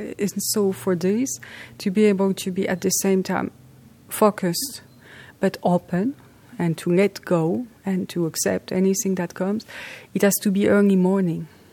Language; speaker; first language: English; non-native, fluent; French